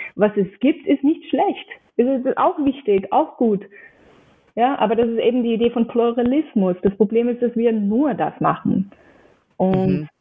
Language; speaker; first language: German; non-native, fluent; English